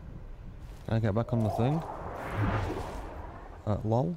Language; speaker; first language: English; native; English